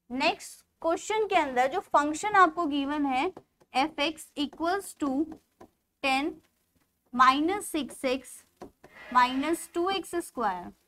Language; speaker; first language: Hindi; native; Hindi